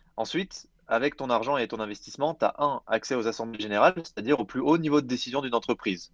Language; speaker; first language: French; native; French